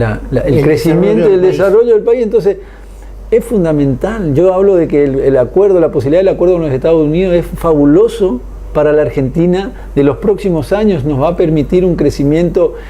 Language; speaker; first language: Spanish; native; Spanish